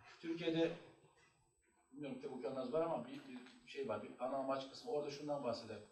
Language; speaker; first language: Turkish; native; Turkish